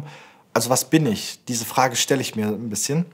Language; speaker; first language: German; early bilingual, other home language; Turkish